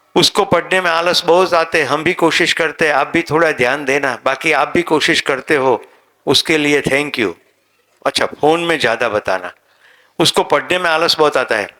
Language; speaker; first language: Hindi; non-native, local second language; Gujarati